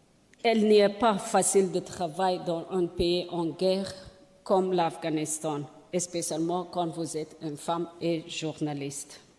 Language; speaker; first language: French; non-native, learner; Persian